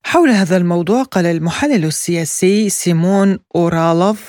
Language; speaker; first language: Arabic; native; Arabic